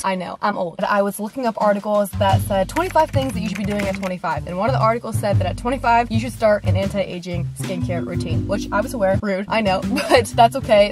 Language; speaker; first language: English; native; English